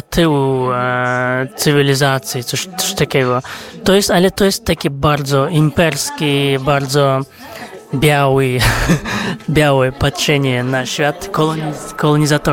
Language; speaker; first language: Polish; non-native, fluent; Kazakh